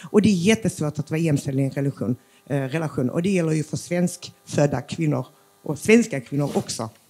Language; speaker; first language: Swedish; early bilingual, other home language; Macedonian